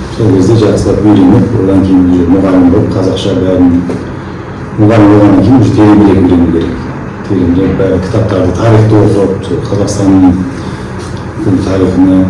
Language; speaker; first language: Kazakh; non-native, local second language; Turkish